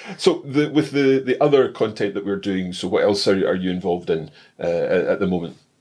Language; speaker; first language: English; native; English